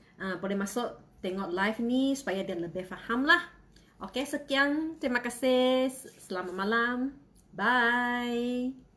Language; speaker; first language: Malay; non-native, local second language; Chinese